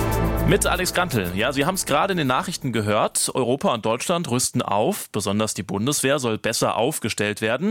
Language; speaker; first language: German; native; German